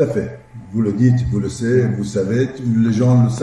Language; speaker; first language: French; non-native, fluent; Persian